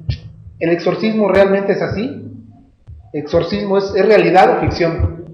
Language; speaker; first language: Spanish; native; Spanish